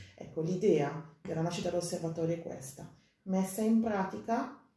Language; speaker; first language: Italian; native; Italian